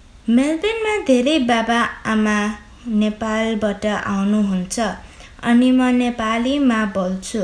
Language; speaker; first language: Nepali; early bilingual, heritage; Nepali